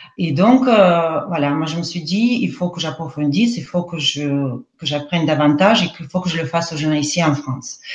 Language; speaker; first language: French; non-native, fluent; Russian